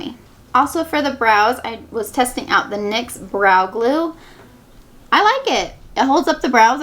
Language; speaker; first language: English; native; English